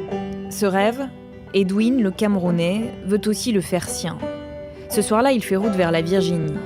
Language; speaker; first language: French; native; French